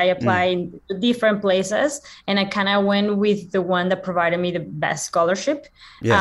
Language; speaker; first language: English; non-native, fluent; Spanish